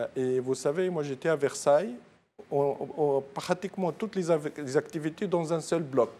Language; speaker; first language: French; non-native, local second language; Arabic